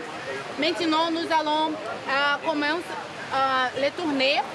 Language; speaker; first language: French; non-native, learner; Portuguese